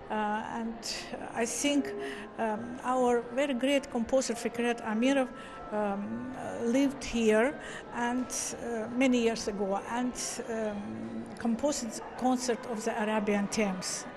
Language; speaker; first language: English; non-native, learner; Azerbaijani